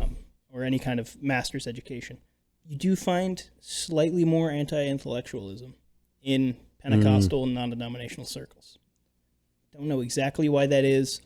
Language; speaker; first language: English; native; English